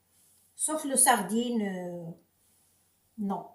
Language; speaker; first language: French; non-native, local second language; Arabic